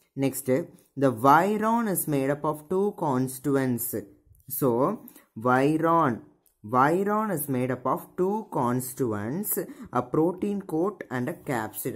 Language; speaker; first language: English; non-native, local second language; Tamil